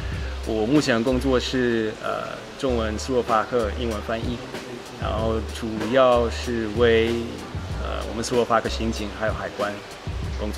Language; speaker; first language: Chinese; non-native, fluent; Slovak